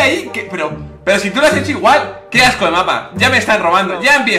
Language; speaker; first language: Spanish; native; Spanish